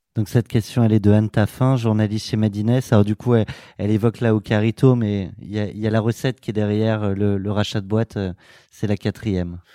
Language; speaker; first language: French; native; French